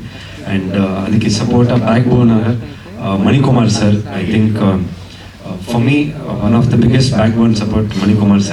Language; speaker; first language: Telugu; non-native, local second language; Kannada